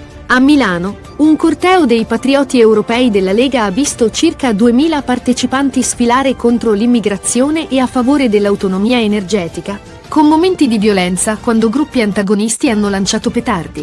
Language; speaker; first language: Italian; native; Italian